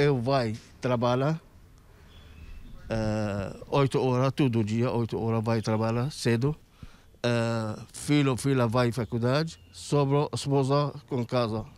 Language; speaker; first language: Portuguese; non-native, learner; Arabic